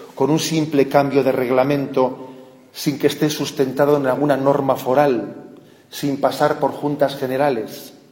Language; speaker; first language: Spanish; native; Spanish